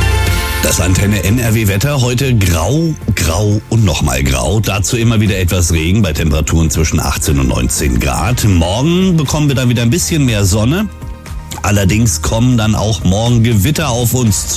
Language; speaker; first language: German; native; German